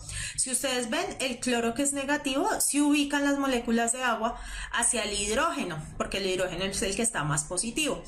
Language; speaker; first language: Spanish; native; Spanish